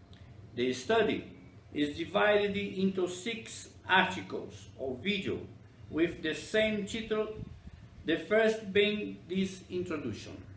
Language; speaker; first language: English; non-native, fluent; Portuguese